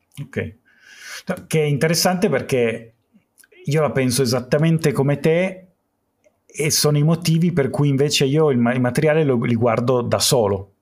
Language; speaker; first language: Italian; native; Italian